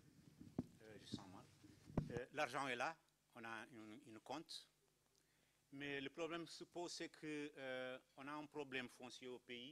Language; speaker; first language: French; non-native, fluent; Kabuverdianu